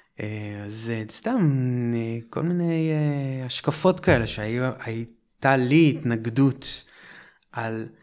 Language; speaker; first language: Hebrew; native; Hebrew